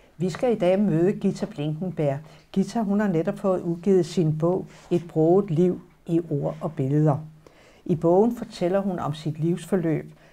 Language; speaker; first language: Danish; native; Danish